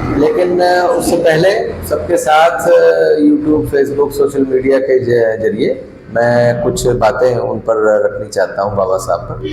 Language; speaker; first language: Hindi; non-native, local second language; Punjabi